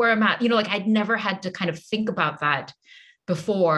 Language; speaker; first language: English; native; English